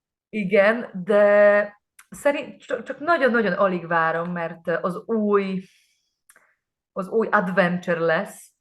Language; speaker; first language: Hungarian; non-native, learner; Polish